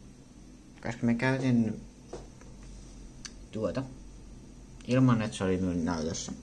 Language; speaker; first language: Finnish; non-native, learner; English